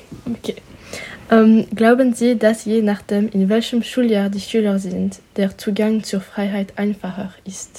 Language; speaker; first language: German; non-native, learner; French